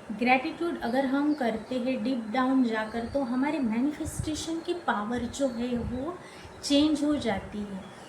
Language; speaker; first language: Hindi; native; Hindi